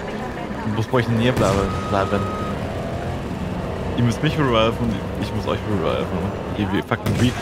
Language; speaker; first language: German; native; German